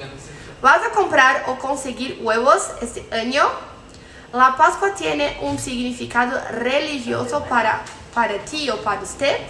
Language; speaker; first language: Spanish; non-native, fluent; Portuguese